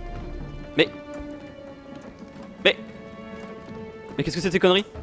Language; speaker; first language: French; native; French